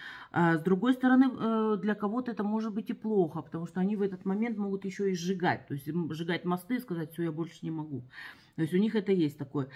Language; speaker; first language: Russian; native; Russian